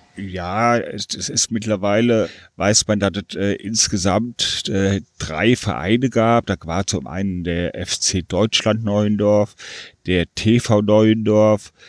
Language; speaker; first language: German; native; German